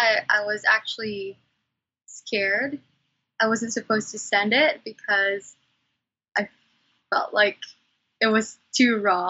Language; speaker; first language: English; non-native, local second language; Cebuano